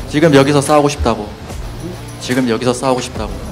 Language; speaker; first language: Korean; native; Korean